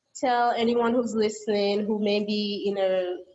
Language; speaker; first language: English; early bilingual, other home language; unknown